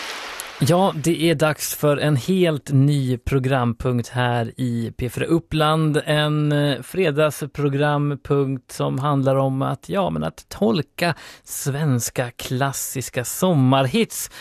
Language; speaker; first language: Swedish; native; Swedish